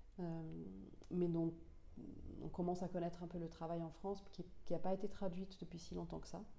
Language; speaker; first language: French; non-native, local second language; Finnish